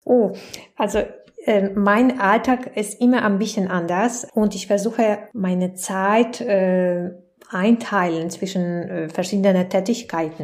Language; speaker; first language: German; non-native, fluent; Polish